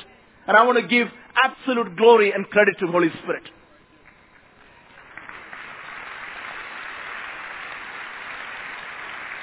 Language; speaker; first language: English; non-native, local second language; Malayalam